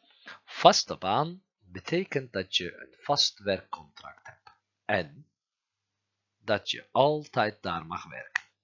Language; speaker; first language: Dutch; non-native, learner; Turkish